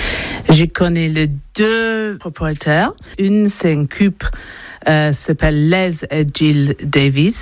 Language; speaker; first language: French; non-native, learner; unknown